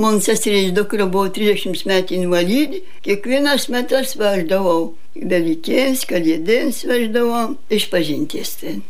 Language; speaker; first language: Lithuanian; native; Lithuanian